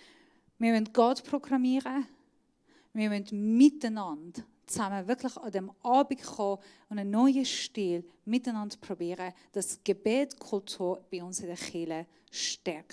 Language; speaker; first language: German; non-native, fluent; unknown